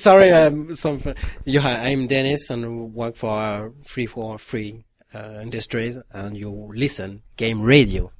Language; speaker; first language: English; non-native, learner; French